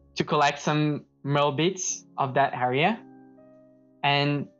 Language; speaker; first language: English; non-native, fluent; Portuguese